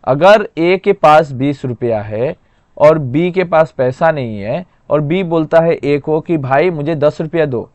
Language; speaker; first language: Hindi; non-native, local second language; Assamese